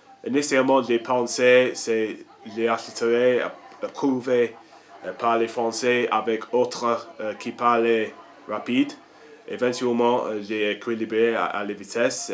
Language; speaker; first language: French; non-native, learner; English